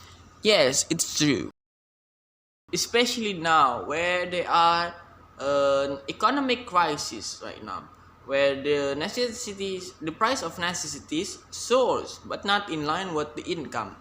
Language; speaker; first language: English; non-native, learner; Indonesian